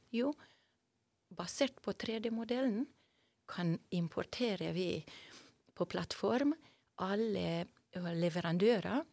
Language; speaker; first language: Norwegian; non-native, fluent; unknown